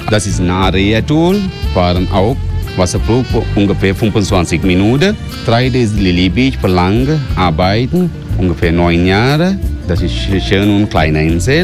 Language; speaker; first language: German; non-native, learner; Sinhala